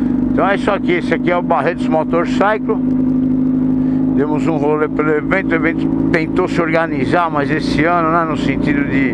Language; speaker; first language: Portuguese; native; Portuguese